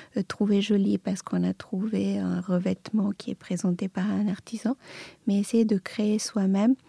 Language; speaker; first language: French; non-native, fluent; Serbian